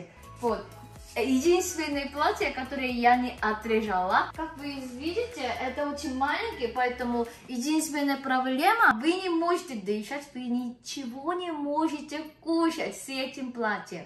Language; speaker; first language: Russian; non-native, fluent; Korean